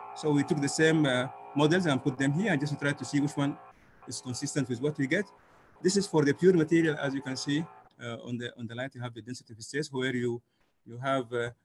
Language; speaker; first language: English; non-native, fluent; Arabic